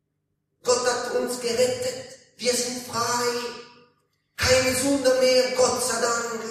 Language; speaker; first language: German; non-native, learner; Italian